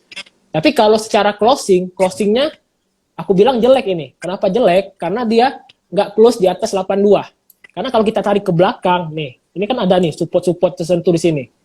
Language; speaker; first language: Indonesian; native; Indonesian